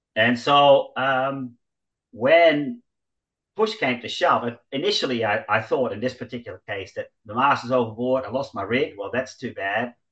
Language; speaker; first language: English; non-native, fluent; Dutch